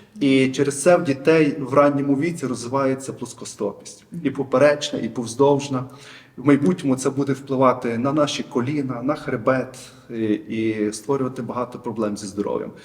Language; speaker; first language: Ukrainian; native; Ukrainian